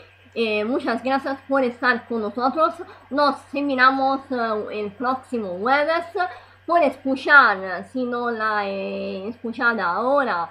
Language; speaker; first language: Spanish; non-native, learner; Italian